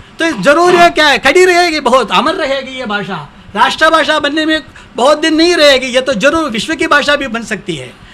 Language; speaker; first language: Hindi; non-native, local second language; Tamil